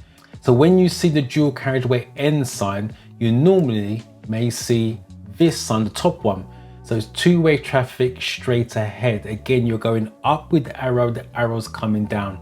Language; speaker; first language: English; native; English